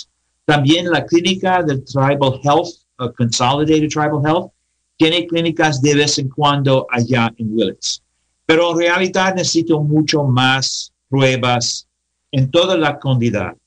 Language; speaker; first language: Spanish; non-native, learner; English